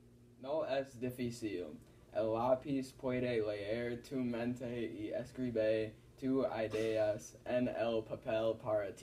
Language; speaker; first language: Spanish; non-native, learner; English